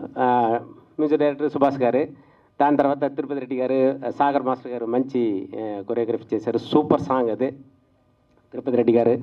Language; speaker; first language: Telugu; native; Telugu